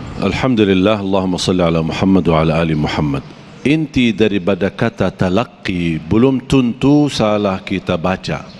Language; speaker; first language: Malay; non-native, fluent; Arabic